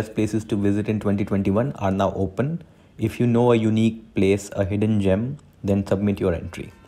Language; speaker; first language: Hindi; non-native, local second language; Gujarati